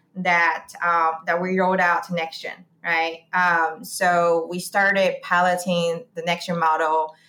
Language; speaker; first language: English; non-native, fluent; Chinese